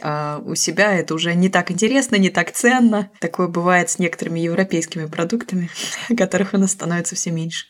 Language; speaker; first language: Russian; native; Russian